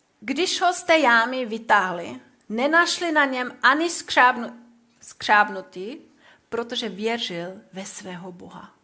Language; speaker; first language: Czech; non-native, fluent; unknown